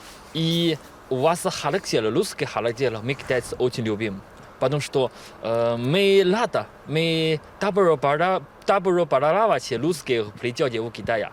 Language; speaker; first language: Russian; non-native, learner; Chinese